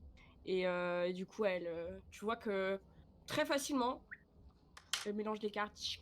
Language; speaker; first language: French; native; French